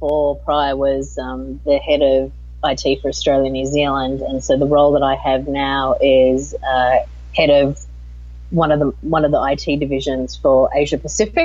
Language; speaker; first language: English; native; English